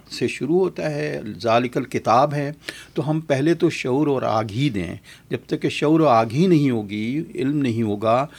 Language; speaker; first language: Urdu; native; Urdu